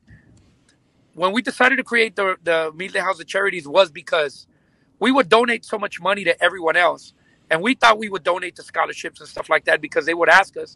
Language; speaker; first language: English; early bilingual, other home language; Spanish